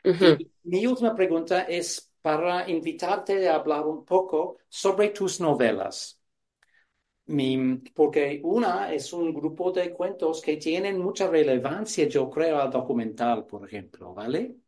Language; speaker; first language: Spanish; non-native, fluent; English